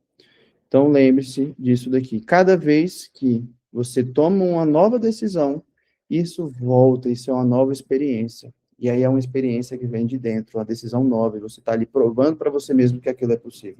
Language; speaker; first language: Portuguese; native; Portuguese